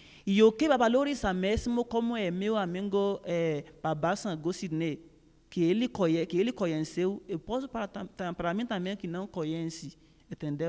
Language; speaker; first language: Portuguese; non-native, learner; Yoruba